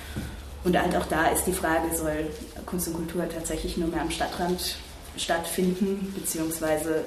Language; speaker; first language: German; native; German